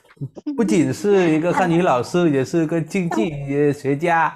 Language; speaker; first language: Chinese; non-native, learner; Vietnamese